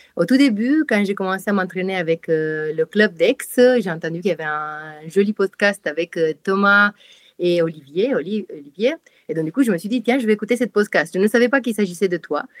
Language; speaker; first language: French; non-native, fluent; Romanian